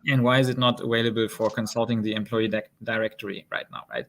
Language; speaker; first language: English; non-native, fluent; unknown